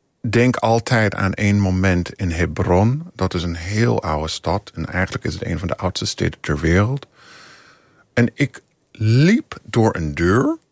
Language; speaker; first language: Dutch; non-native, fluent; English